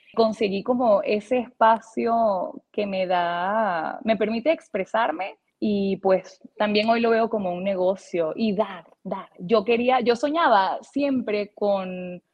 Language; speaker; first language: Spanish; native; Spanish